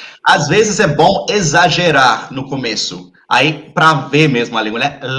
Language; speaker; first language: Portuguese; non-native, fluent; English